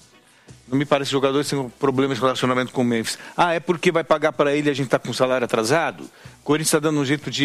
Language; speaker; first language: Portuguese; native; Portuguese